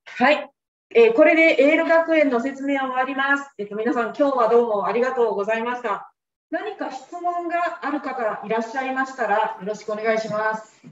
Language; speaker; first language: Japanese; native; Japanese